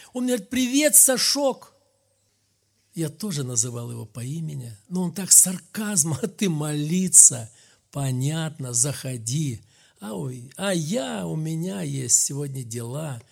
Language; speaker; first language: Russian; native; Russian